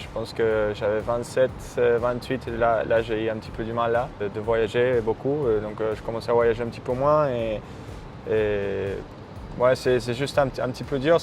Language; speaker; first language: French; native; French